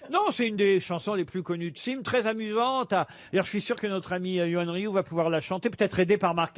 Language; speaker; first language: French; native; French